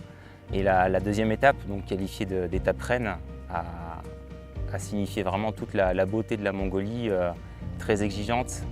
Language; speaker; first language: French; native; French